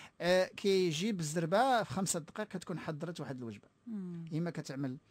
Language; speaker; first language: Arabic; native; Arabic